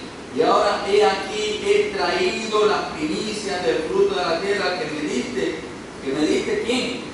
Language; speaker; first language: Spanish; native; Spanish